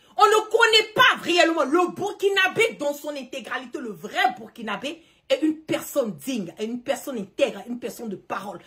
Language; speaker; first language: French; early bilingual, heritage; French